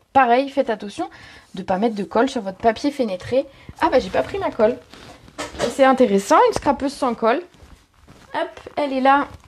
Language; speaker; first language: French; native; French